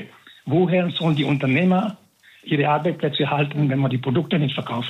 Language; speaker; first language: German; non-native, fluent; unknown